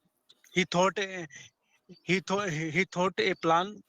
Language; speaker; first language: English; non-native, learner; Hindi